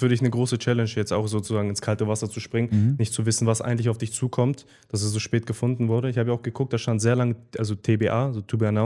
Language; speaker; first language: German; native; German